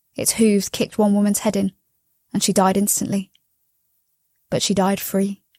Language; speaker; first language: English; native; English